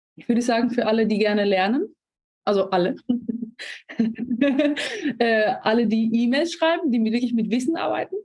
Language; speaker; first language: German; non-native, fluent; Spanish